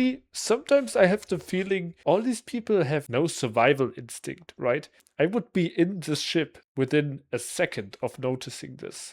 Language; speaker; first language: English; non-native, fluent; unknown